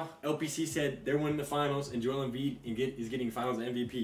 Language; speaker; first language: English; native; English